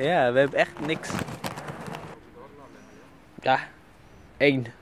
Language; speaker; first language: Dutch; non-native, learner; Arabic